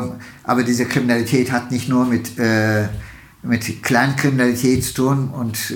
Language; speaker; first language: German; non-native, fluent; Turkish